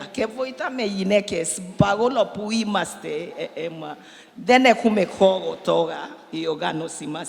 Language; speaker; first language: Greek; non-native, learner; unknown